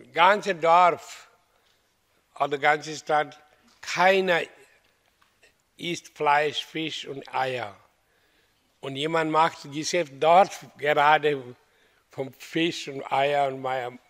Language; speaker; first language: German; non-native, fluent; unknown